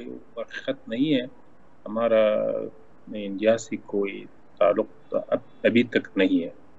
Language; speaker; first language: Hindi; non-native, learner; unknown